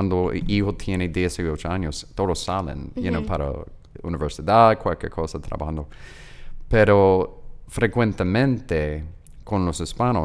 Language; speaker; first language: Spanish; non-native, learner; English